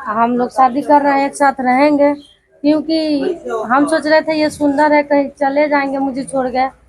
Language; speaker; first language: Hindi; native; Hindi